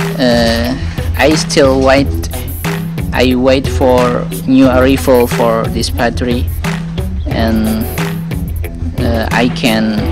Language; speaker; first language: English; non-native, learner; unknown